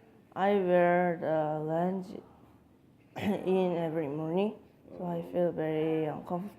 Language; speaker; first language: English; non-native, learner; Korean